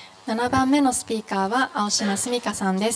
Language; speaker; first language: Japanese; native; Japanese